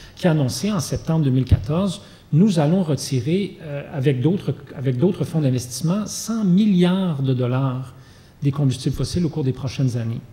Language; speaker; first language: French; native; French